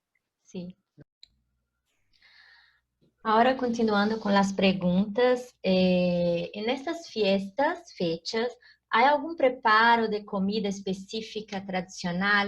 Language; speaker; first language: Spanish; non-native, fluent; Portuguese